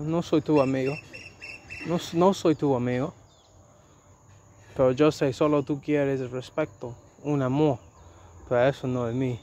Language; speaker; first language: Spanish; non-native, learner; English